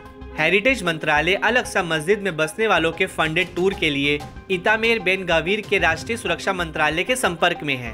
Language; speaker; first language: Hindi; native; Hindi